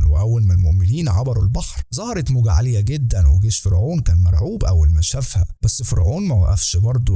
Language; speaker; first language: Arabic; native; Arabic